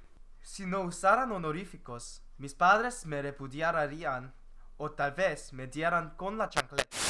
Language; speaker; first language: Spanish; non-native, learner; English